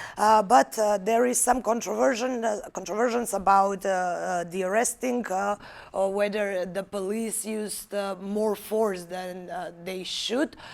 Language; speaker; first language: English; non-native, fluent; Macedonian